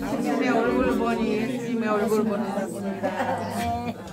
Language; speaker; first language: Korean; native; Korean